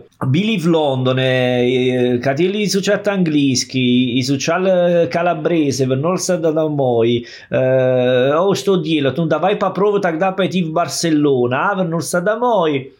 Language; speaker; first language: Russian; non-native, fluent; Italian